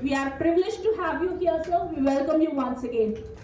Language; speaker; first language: English; non-native, local second language; Telugu